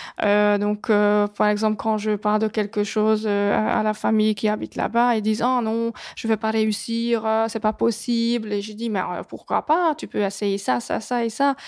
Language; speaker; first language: French; non-native, fluent; Hungarian